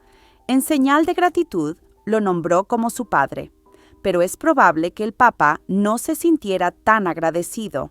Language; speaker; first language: Spanish; native; Spanish